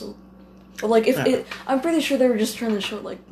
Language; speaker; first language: English; non-native, local second language; Filipino